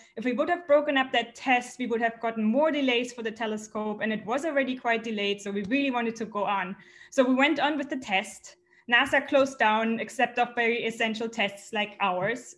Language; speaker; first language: English; non-native, fluent; German